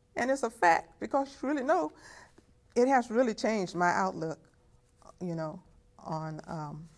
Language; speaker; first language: English; native; English